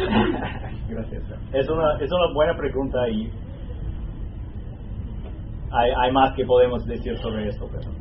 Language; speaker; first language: Spanish; non-native, fluent; English